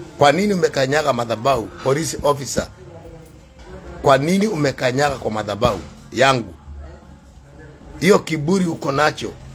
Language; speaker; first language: Swahili; non-native, local second language; Kikuyu